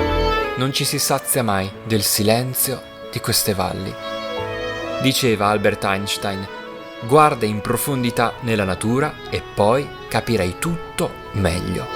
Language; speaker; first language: Italian; native; Italian